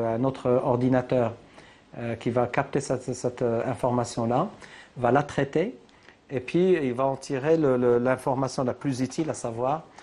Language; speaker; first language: French; non-native, local second language; Arabic